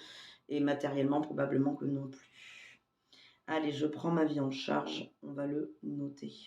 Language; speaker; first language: French; native; French